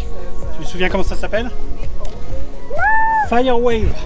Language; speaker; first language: French; native; French